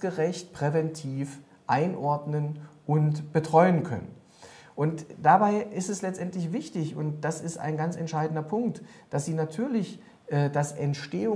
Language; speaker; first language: German; native; German